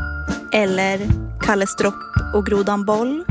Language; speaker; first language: Swedish; native; Swedish